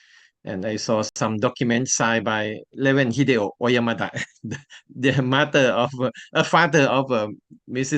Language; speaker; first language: English; non-native, learner; Thai